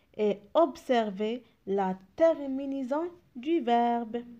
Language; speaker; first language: French; non-native, local second language; Arabic